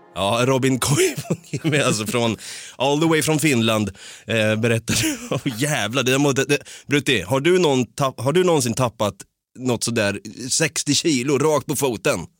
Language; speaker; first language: Swedish; native; Swedish